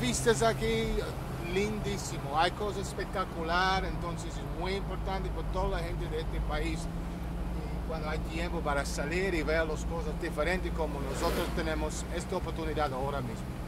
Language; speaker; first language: Spanish; early bilingual, heritage; Spanish